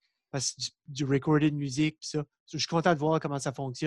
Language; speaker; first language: French; native; French